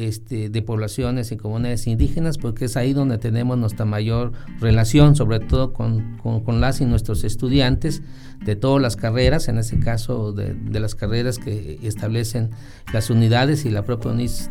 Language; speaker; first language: Spanish; native; Spanish